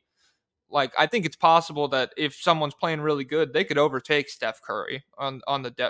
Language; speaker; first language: English; native; English